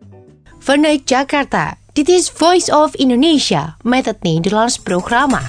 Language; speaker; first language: Dutch; non-native, learner; Indonesian